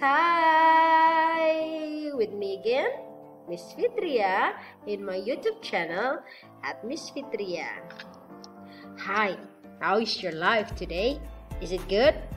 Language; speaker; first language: English; non-native, fluent; Indonesian